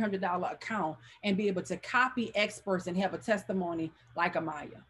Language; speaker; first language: English; native; English